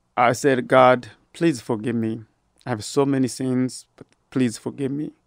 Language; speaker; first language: English; non-native, fluent; Rundi